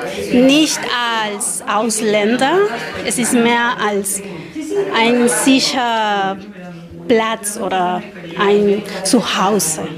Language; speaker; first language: German; non-native, learner; Spanish